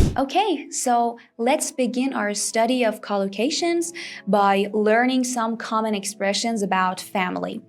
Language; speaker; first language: English; non-native, fluent; Persian